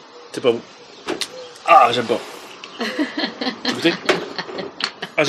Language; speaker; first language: French; native; French